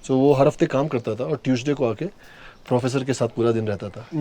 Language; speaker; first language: Hindi; native; Hindi